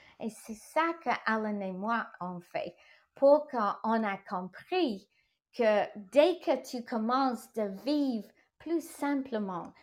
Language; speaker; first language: French; non-native, learner; English